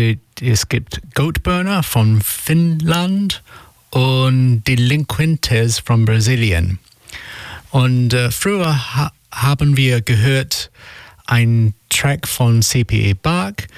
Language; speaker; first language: German; non-native, learner; English